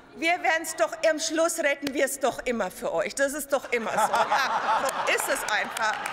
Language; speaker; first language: German; native; German